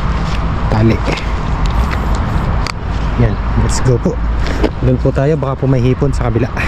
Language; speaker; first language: Filipino; native; Filipino